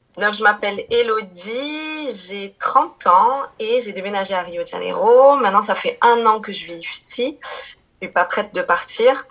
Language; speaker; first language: French; early bilingual, other home language; Portuguese